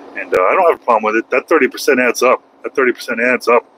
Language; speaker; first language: English; native; English